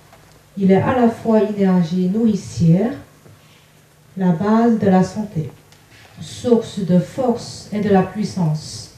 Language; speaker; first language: French; non-native, fluent; Chinese